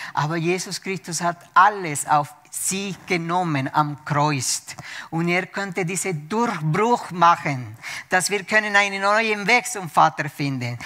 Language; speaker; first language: German; non-native, fluent; Spanish